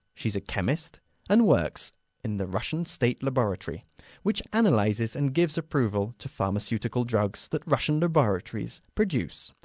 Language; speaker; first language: English; native; English